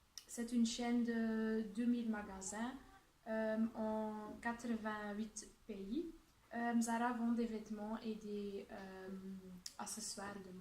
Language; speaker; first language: French; non-native, local second language; Dutch